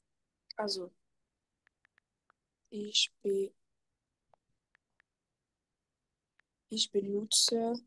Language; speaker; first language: German; non-native, fluent; French